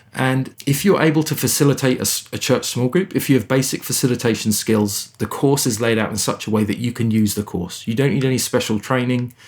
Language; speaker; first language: English; native; English